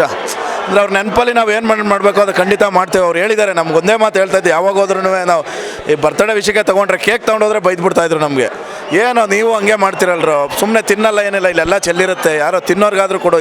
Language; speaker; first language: Kannada; native; Kannada